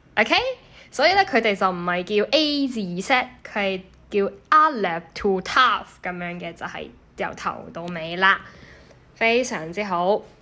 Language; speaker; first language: Cantonese; native; Cantonese